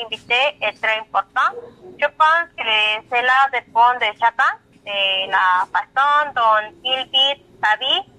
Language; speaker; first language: French; non-native, learner; Spanish